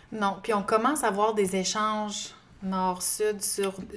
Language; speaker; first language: French; native; French